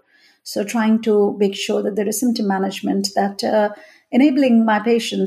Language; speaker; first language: English; non-native, local second language; Hindi